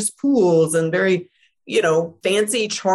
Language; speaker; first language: English; native; English